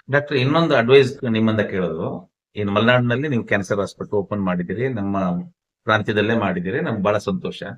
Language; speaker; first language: Kannada; native; Kannada